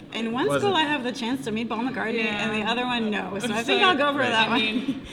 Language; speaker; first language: English; non-native, fluent; Hebrew